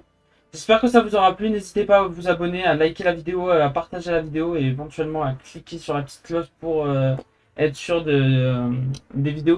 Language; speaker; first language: French; native; French